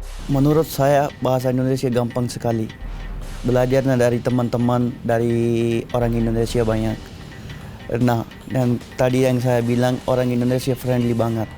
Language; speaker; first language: Indonesian; non-native, learner; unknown